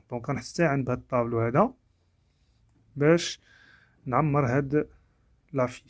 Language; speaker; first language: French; non-native, local second language; Arabic